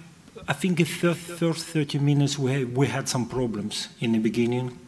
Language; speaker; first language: English; non-native, fluent; Russian